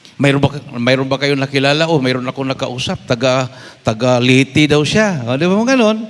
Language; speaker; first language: Filipino; non-native, local second language; Cebuano